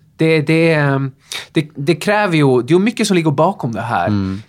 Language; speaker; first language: Swedish; non-native, fluent; Norwegian